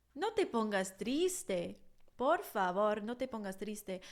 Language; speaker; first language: Spanish; non-native, fluent; English